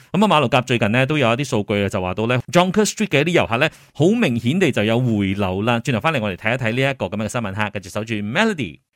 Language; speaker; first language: Cantonese; native; Cantonese